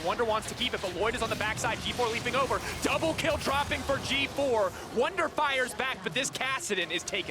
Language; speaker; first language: English; native; English